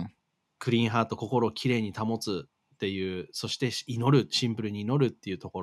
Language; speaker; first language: Japanese; native; Japanese